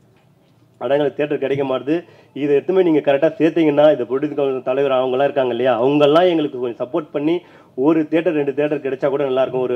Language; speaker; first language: Tamil; native; Tamil